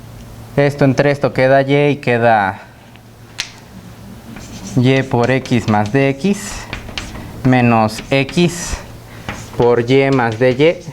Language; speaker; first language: Spanish; native; Spanish